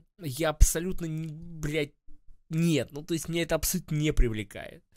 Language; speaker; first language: Russian; native; Russian